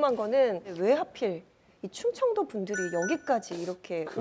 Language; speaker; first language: Korean; native; Korean